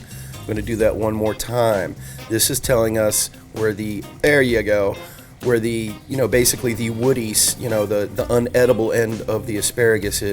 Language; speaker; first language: English; native; English